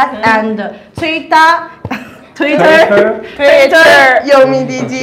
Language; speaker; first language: English; non-native, learner; Chinese